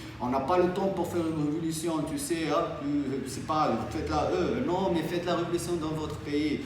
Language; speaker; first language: French; non-native, local second language; Arabic